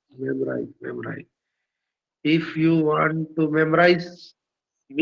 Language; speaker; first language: English; non-native, learner; Hindi